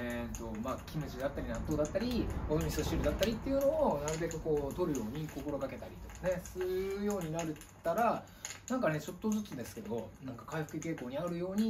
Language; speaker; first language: Japanese; native; Japanese